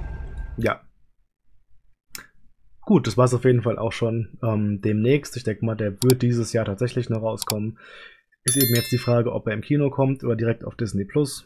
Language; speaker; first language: German; native; German